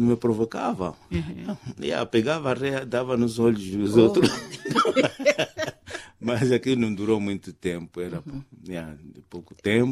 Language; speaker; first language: Portuguese; non-native, local second language; Makhuwa